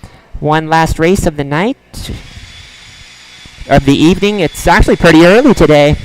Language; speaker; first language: English; native; English